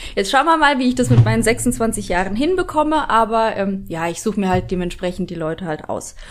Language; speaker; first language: German; early bilingual, other home language; Polish